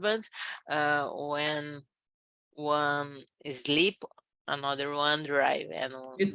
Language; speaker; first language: English; non-native, learner; Portuguese